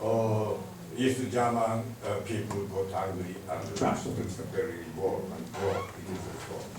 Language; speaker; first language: English; non-native, learner; Japanese